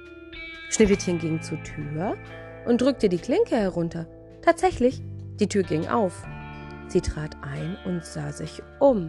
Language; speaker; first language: German; native; German